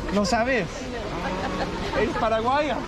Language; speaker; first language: Spanish; non-native, fluent; English